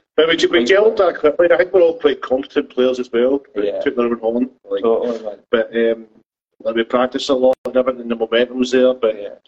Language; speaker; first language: English; native; English